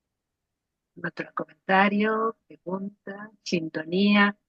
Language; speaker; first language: Spanish; native; Spanish